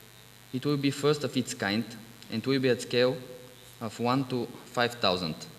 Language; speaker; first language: English; non-native, fluent; Bulgarian